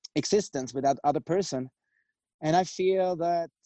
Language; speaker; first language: English; non-native, fluent; Swedish